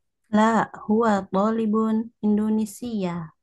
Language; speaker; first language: Arabic; non-native, learner; Indonesian